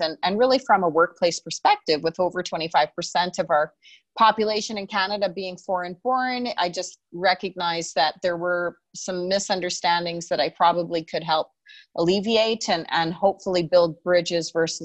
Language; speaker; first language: English; native; English